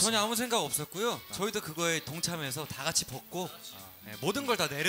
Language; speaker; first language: Korean; native; Korean